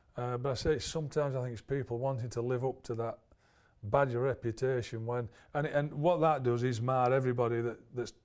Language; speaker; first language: English; native; English